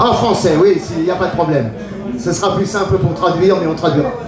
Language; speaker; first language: French; native; French